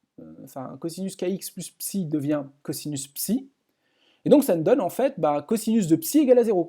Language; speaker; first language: French; native; French